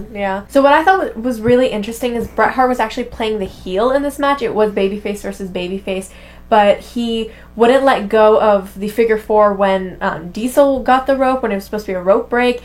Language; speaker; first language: English; native; English